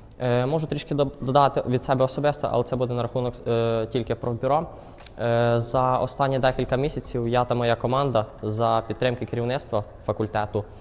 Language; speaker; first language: Ukrainian; native; Ukrainian